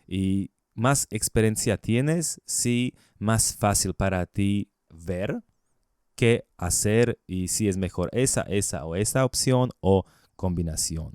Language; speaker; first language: Spanish; non-native, learner; Slovak